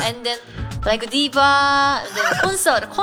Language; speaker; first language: English; non-native, learner; Korean